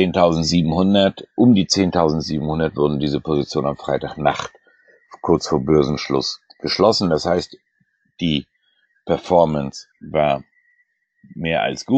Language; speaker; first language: German; native; German